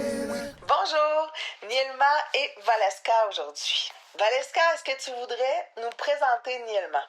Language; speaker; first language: French; native; French